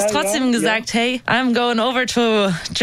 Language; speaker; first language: German; native; German